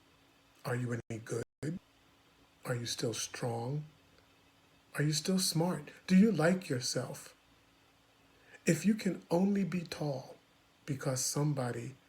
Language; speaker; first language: English; native; English